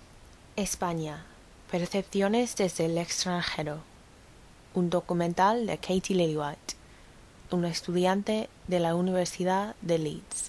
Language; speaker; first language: Spanish; non-native, fluent; English